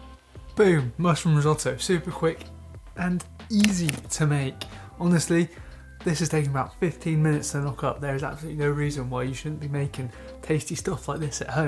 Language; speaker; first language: English; native; English